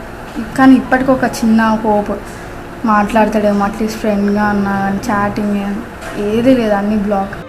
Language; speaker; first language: Telugu; native; Telugu